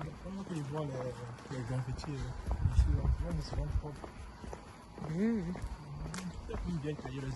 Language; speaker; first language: French; non-native, fluent; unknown